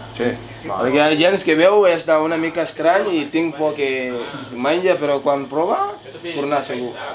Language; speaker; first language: Catalan; non-native, learner; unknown